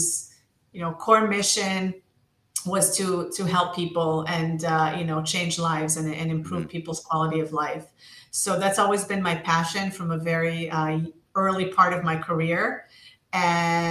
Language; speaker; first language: English; native; English